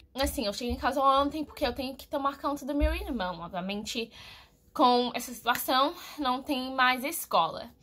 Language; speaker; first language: Portuguese; non-native, fluent; English